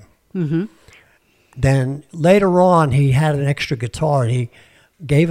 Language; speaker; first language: English; native; English